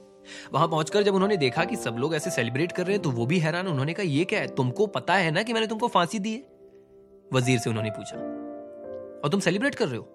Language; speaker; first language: Hindi; native; Hindi